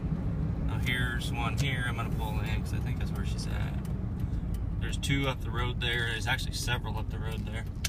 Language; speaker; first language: English; native; English